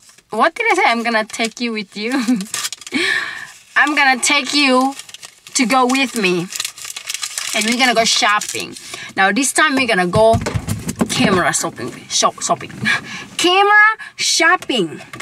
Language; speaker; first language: English; non-native, fluent; Indonesian